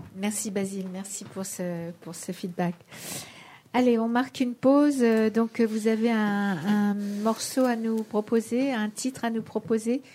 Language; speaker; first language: French; native; French